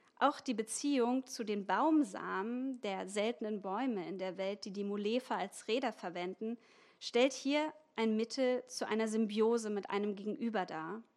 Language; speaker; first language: German; native; German